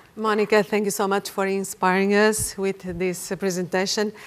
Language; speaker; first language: English; non-native, fluent; Portuguese